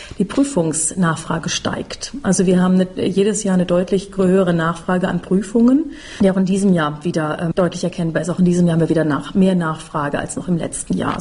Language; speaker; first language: German; native; German